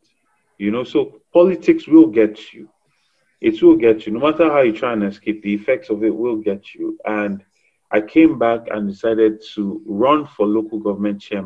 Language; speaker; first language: English; non-native, local second language; Yoruba